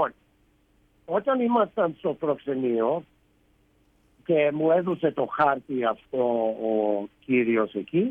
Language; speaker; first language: Greek; early bilingual, heritage; Greek